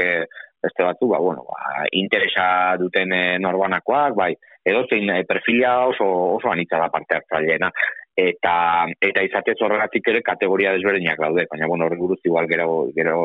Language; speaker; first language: Basque; native; Basque